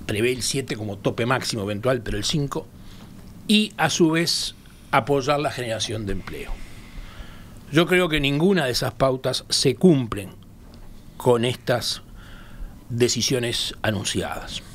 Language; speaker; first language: Spanish; native; Spanish